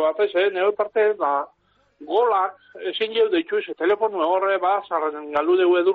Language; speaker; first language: Basque; native; Basque